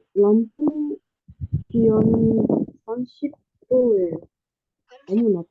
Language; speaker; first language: Korean; non-native, learner; Indonesian